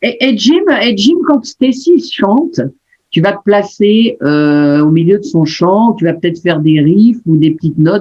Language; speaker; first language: French; native; French